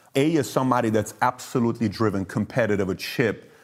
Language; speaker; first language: English; early bilingual, other home language; Persian